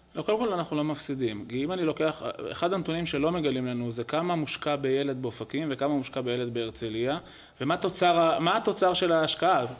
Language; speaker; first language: Hebrew; native; Hebrew